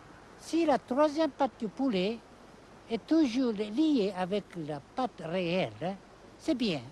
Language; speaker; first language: French; non-native, fluent; Japanese